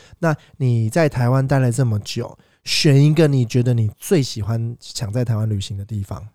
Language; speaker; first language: Chinese; native; Chinese